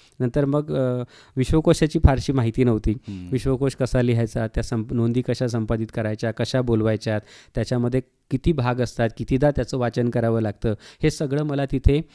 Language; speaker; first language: Marathi; native; Marathi